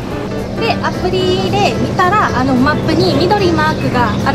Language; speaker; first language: Japanese; non-native, fluent; Thai